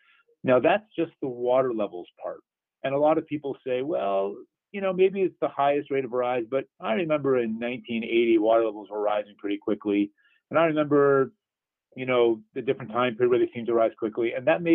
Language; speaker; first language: English; native; English